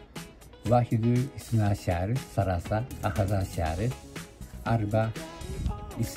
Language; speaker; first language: Arabic; non-native, learner; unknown